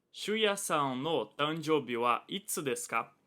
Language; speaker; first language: Japanese; non-native, fluent; Portuguese